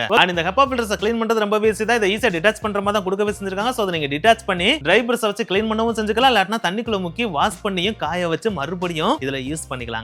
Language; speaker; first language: Tamil; native; Tamil